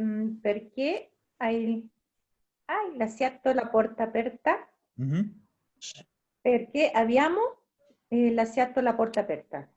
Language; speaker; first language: Italian; non-native, learner; Spanish